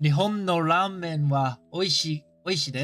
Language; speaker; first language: Japanese; non-native, learner; English